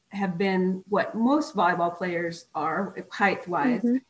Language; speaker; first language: English; native; English